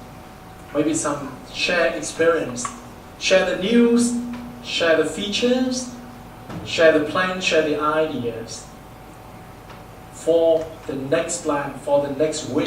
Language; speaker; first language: English; non-native, fluent; Vietnamese